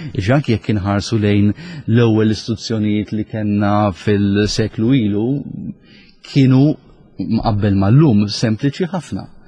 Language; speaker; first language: Maltese; native; Maltese